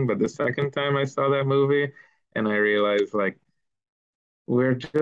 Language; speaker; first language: English; early bilingual, other home language; Spanish